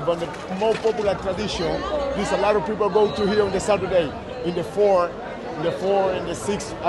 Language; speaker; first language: English; non-native, learner; Spanish